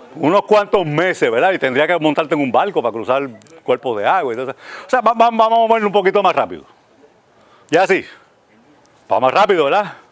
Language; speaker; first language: Spanish; native; Spanish